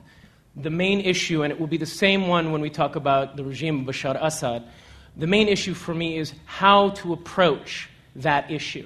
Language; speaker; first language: English; native; English